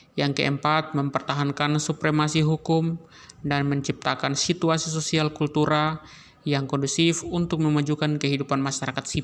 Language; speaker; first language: Indonesian; native; Indonesian